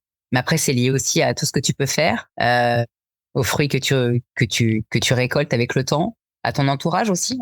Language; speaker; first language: French; native; French